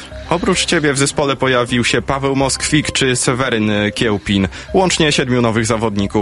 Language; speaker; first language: Polish; native; Polish